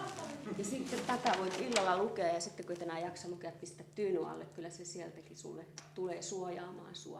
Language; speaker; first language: Finnish; native; Finnish